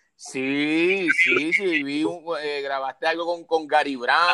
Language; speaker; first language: Spanish; native; Spanish